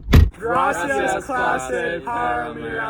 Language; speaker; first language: Spanish; non-native, learner; English